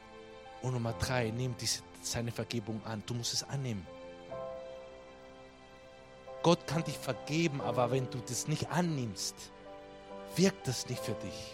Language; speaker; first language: German; non-native, fluent; Spanish